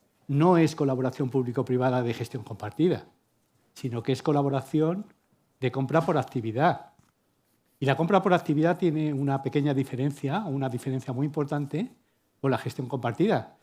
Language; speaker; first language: Spanish; native; Spanish